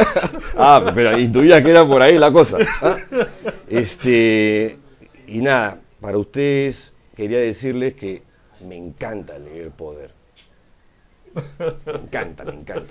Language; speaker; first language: Spanish; native; Spanish